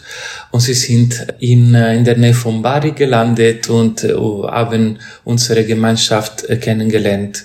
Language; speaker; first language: German; non-native, fluent; Italian